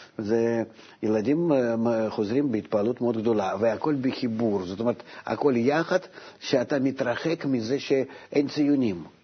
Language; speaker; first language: Hebrew; non-native, fluent; Russian